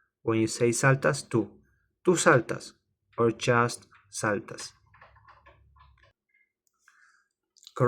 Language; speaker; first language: Spanish; non-native, learner; English